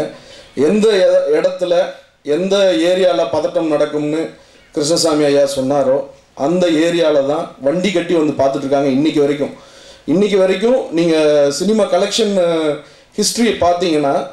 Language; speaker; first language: Tamil; native; Tamil